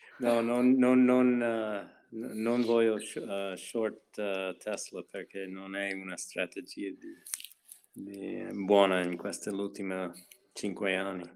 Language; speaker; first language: Italian; non-native, learner; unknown